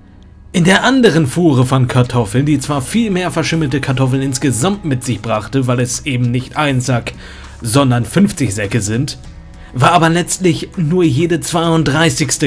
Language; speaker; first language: German; native; German